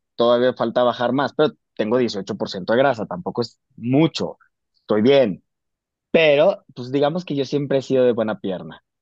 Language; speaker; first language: Spanish; native; Spanish